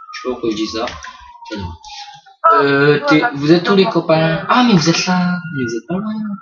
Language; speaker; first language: French; native; French